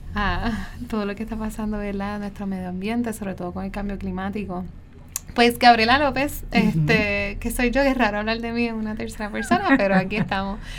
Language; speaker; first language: Spanish; native; Spanish